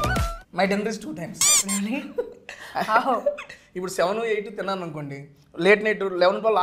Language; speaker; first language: Telugu; native; Telugu